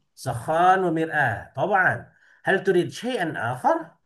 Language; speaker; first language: Arabic; non-native, fluent; Indonesian